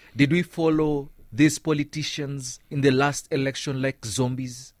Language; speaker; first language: English; non-native, local second language; Swahili